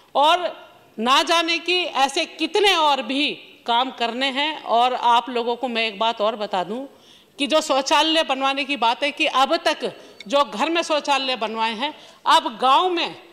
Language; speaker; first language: Hindi; native; Hindi